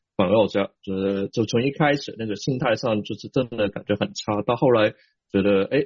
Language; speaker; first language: Chinese; non-native, local second language; Cantonese